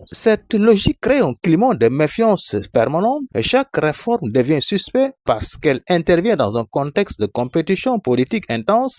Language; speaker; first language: French; non-native, local second language; Wolof